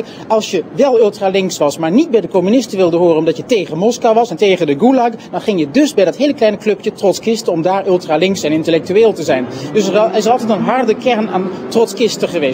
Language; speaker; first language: Dutch; native; Dutch